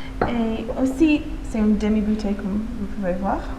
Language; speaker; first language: French; non-native, fluent; English